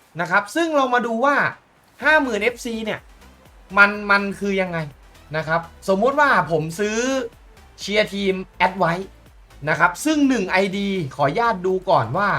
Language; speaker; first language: Thai; native; Thai